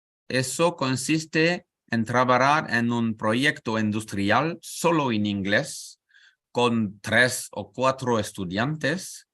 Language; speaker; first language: Spanish; non-native, learner; French